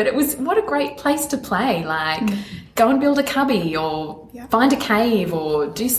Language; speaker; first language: English; native; English